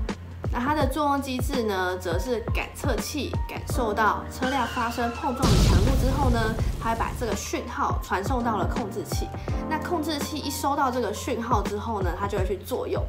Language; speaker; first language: Chinese; native; Chinese